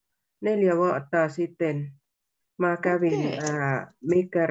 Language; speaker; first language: Finnish; non-native, learner; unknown